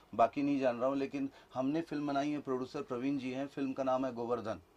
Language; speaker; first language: Hindi; native; Hindi